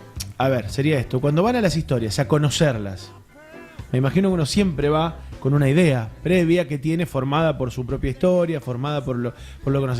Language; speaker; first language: Spanish; native; Spanish